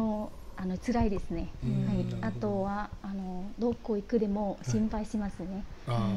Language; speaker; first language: Japanese; non-native, learner; Vietnamese